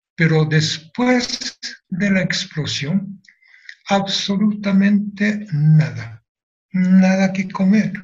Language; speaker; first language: Spanish; non-native, fluent; Japanese